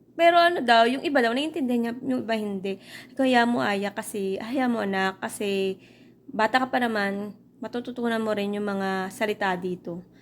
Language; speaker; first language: Filipino; native; Filipino